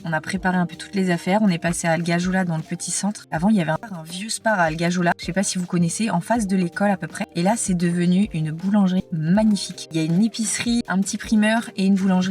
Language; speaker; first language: French; native; French